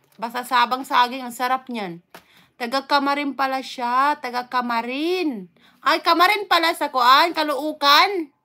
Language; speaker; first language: Filipino; non-native, local second language; Waray